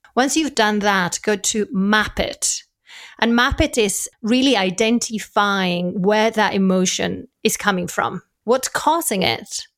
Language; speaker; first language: English; non-native, fluent; Spanish